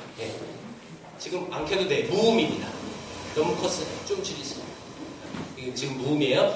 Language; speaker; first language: Korean; native; Korean